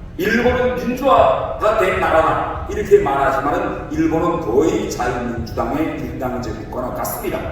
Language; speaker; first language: Korean; native; Korean